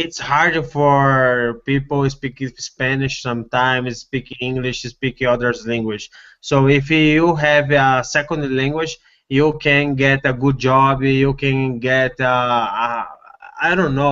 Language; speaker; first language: English; non-native, learner; Portuguese